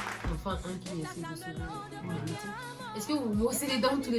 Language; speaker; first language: French; native; French